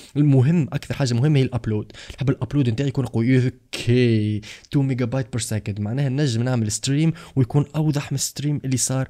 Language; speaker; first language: Arabic; native; Arabic